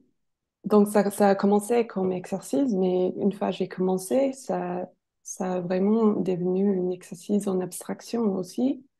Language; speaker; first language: French; non-native, fluent; English